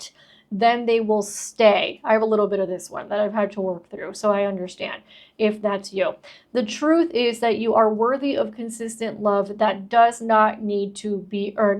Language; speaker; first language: English; native; English